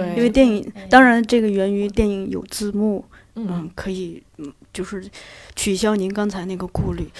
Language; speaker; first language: Chinese; native; Chinese